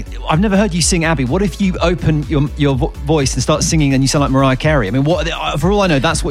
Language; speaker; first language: English; native; English